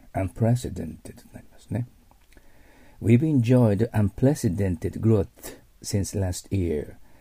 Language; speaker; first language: English; non-native, fluent; Japanese